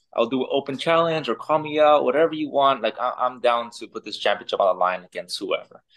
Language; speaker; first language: English; native; English